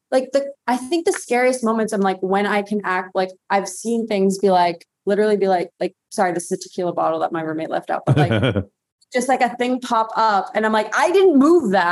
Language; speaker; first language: English; native; English